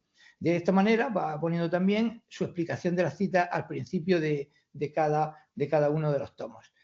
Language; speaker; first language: Spanish; native; Spanish